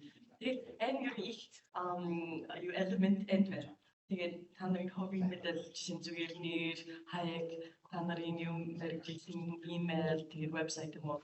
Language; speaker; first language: Mongolian; non-native, fluent; English